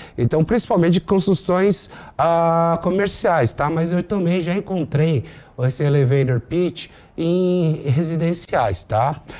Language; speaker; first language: Portuguese; native; Portuguese